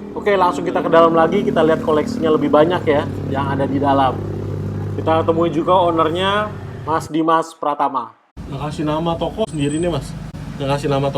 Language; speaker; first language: Indonesian; native; Indonesian